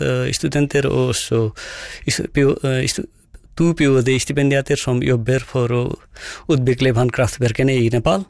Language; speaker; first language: Norwegian; non-native, fluent; Nepali